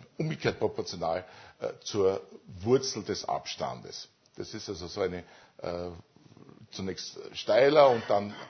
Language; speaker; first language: German; native; German